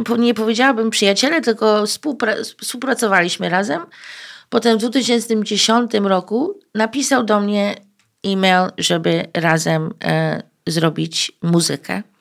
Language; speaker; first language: Polish; early bilingual, heritage; Polish